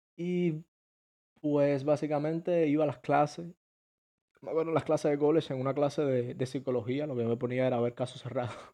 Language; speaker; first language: Spanish; native; Spanish